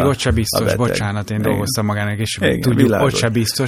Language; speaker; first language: Hungarian; native; Hungarian